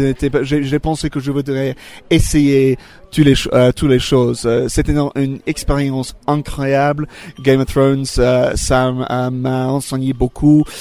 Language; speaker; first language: French; non-native, learner; English